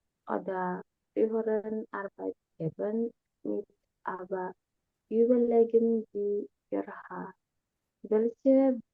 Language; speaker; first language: German; non-native, learner; Indonesian